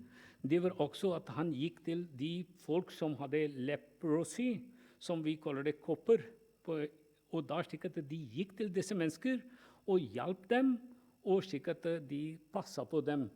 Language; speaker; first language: Norwegian; non-native, fluent; Punjabi